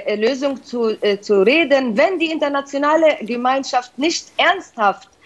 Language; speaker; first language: German; non-native, fluent; Arabic